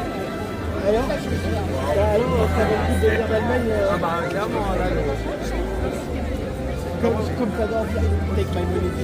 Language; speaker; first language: French; native; French